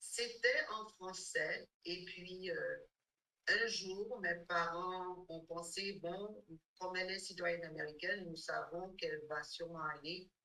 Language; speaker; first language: French; non-native, fluent; English